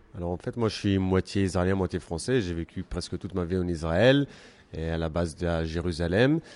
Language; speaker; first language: French; non-native, fluent; Hebrew